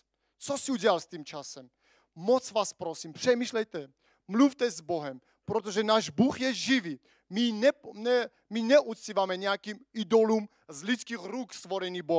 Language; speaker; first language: Czech; non-native, fluent; Armenian